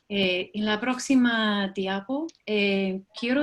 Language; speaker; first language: Spanish; non-native, fluent; English